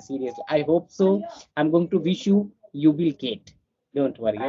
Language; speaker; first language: English; non-native, fluent; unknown